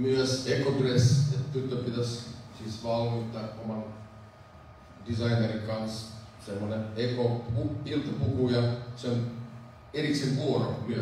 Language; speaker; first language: Finnish; non-native, fluent; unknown